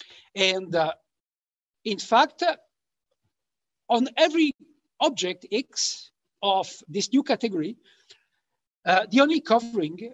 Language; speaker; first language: English; non-native, fluent; French